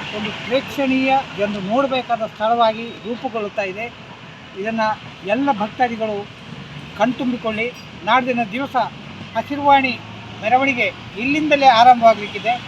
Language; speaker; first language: Kannada; native; Kannada